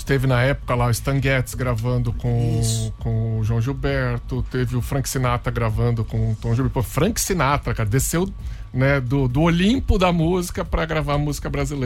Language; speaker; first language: Portuguese; native; Portuguese